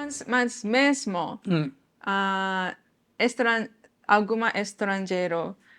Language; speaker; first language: Portuguese; non-native, learner; Japanese